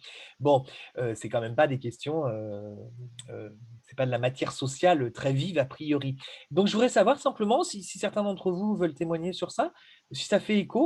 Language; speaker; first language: French; native; French